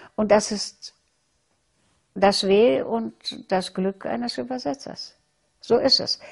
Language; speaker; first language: German; non-native, fluent; Russian